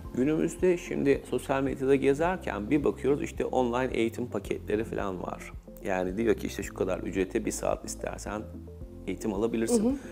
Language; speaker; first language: Turkish; native; Turkish